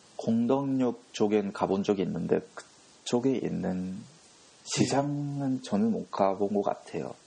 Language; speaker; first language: Korean; non-native, fluent; Japanese